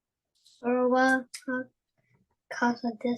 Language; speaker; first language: Japanese; non-native, learner; English